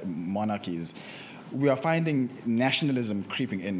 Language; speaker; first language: English; non-native, local second language; Zulu